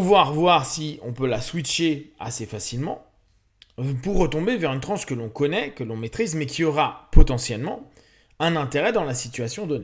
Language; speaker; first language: French; native; French